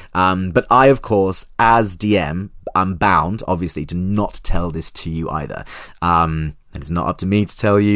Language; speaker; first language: English; native; English